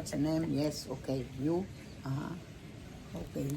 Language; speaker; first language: English; non-native, learner; Spanish